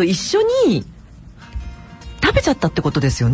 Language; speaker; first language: Japanese; native; Japanese